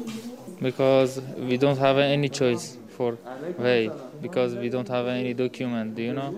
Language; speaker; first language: English; non-native, learner; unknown